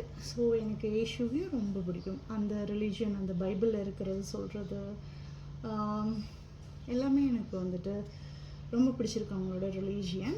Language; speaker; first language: Tamil; non-native, local second language; Malayalam